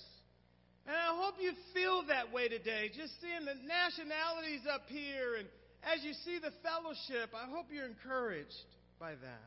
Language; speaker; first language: English; native; English